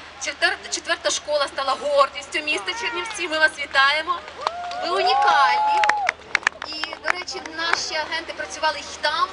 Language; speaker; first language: Ukrainian; native; Ukrainian